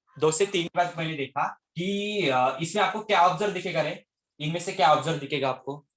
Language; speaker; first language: Hindi; non-native, local second language; Marathi